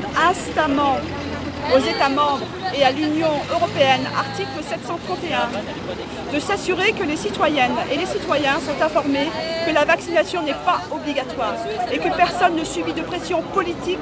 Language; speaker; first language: French; native; French